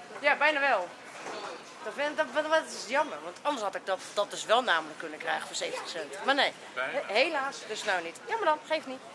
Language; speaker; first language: Dutch; native; Dutch